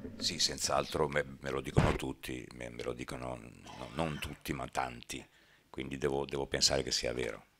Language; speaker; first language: Italian; native; Italian